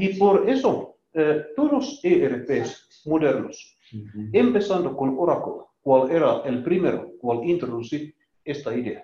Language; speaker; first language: Spanish; non-native, learner; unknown